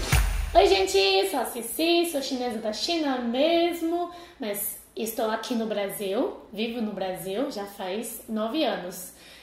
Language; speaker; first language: Portuguese; non-native, fluent; Chinese